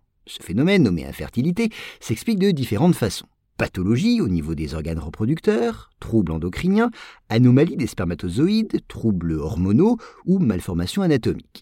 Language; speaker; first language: French; native; French